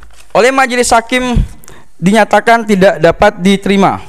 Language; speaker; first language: Indonesian; native; Indonesian